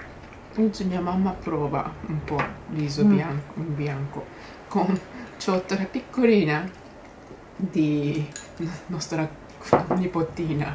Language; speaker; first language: Italian; non-native, learner; Japanese